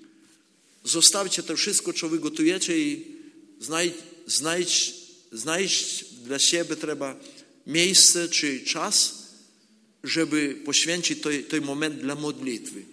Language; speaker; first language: Polish; non-native, learner; Ukrainian